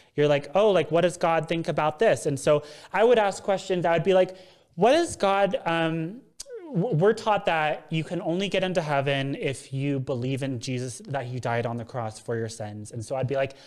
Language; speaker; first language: English; native; English